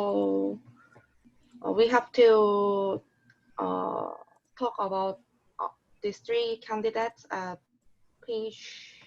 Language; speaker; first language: English; non-native, learner; Korean